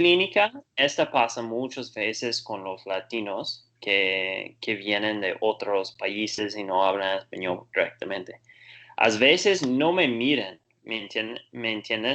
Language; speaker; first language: Spanish; non-native, learner; Portuguese